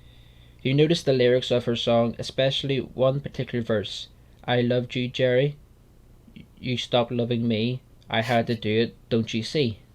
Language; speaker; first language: English; native; English